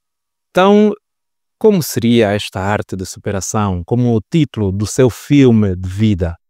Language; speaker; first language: Portuguese; native; Portuguese